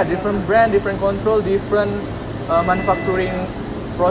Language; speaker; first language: English; non-native, learner; Indonesian